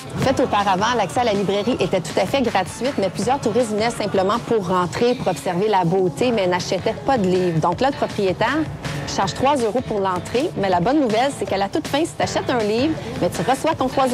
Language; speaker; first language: French; native; French